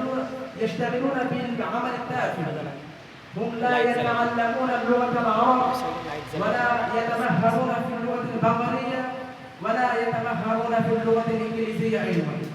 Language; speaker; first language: Arabic; non-native, fluent; Bangla